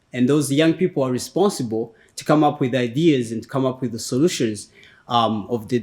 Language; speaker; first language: English; non-native, fluent; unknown